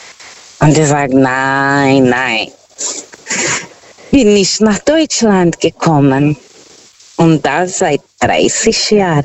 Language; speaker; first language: German; non-native, fluent; Portuguese